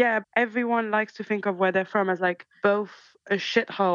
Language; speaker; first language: English; non-native, fluent; French